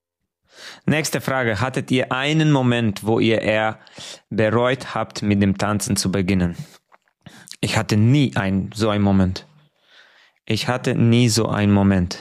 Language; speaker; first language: German; non-native, fluent; Hungarian